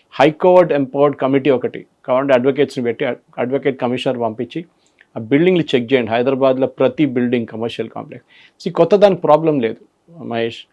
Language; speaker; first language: Telugu; non-native, fluent; Malayalam